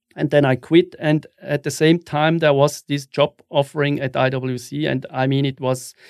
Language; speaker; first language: English; non-native, fluent; German